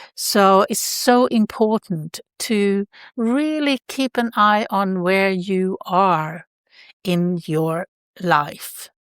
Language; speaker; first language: English; non-native, fluent; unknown